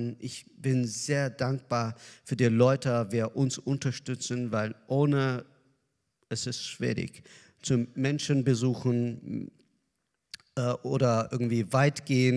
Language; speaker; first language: German; non-native, learner; Azerbaijani